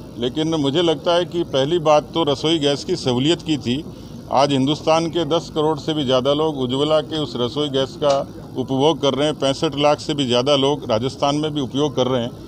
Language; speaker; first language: Hindi; native; Hindi